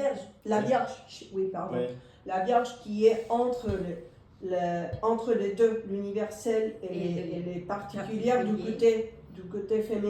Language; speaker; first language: French; non-native, fluent; Spanish